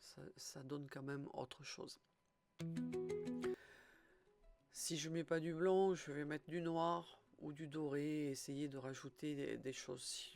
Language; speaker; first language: French; native; French